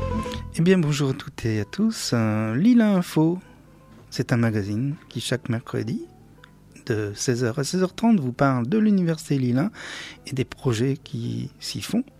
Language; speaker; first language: French; native; French